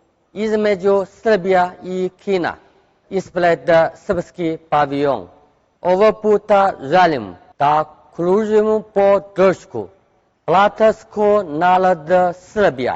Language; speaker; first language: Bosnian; non-native, learner; Chinese